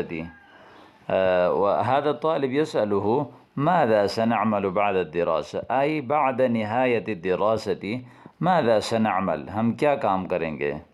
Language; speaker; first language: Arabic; non-native, fluent; Urdu